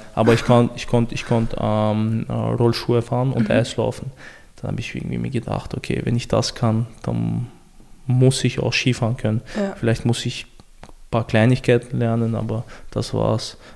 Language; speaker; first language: German; early bilingual, other home language; Chechen